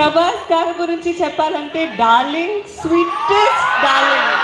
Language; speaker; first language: Telugu; non-native, local second language; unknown